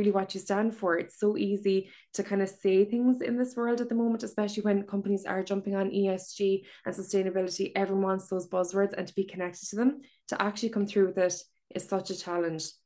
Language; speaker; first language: English; native; English